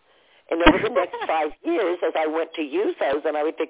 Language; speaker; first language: English; native; English